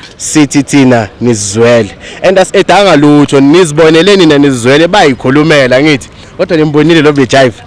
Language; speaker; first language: Zulu; native; Zulu